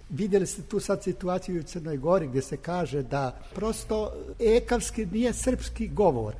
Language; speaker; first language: Serbian; native; Serbian